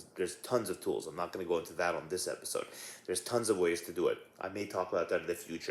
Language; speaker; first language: English; native; English